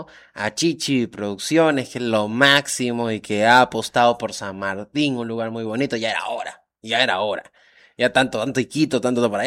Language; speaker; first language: Spanish; native; Spanish